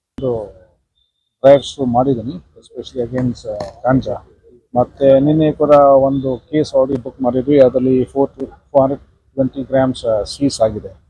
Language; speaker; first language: Kannada; non-native, learner; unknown